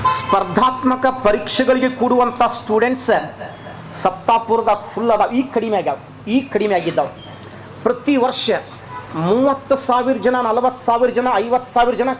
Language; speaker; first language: Kannada; native; Kannada